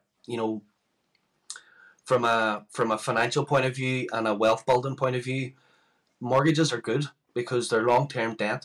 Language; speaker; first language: English; native; English